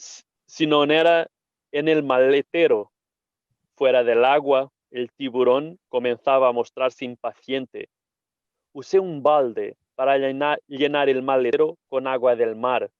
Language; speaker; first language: Spanish; non-native, fluent; Portuguese